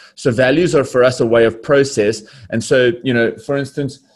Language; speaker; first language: English; native; English